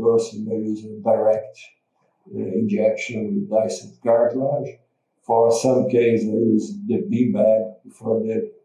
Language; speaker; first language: English; non-native, learner; Portuguese